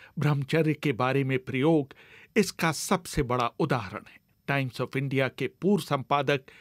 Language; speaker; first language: Hindi; native; Hindi